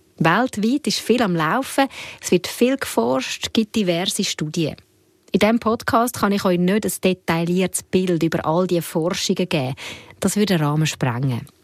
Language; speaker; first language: German; native; German